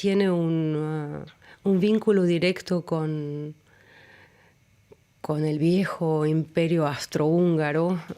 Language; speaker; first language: Spanish; early bilingual, other home language; German